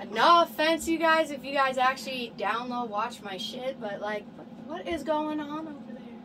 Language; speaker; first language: English; native; English